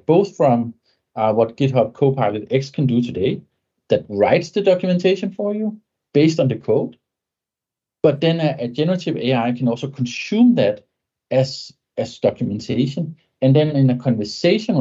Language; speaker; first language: English; non-native, fluent; Danish